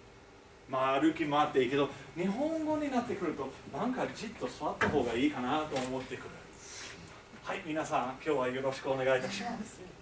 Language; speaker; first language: Japanese; non-native, fluent; English